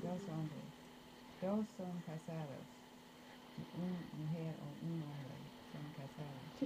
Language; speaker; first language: Spanish; non-native, learner; English